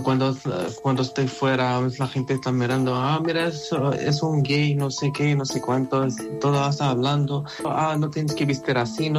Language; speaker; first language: Spanish; non-native, learner; Arabic